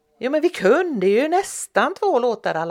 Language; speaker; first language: Swedish; native; Swedish